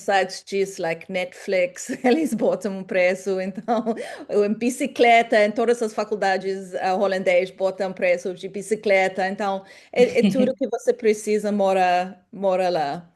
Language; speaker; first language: Portuguese; non-native, fluent; English